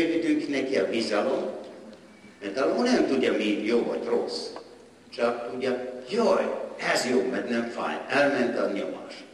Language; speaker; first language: Hungarian; non-native, learner; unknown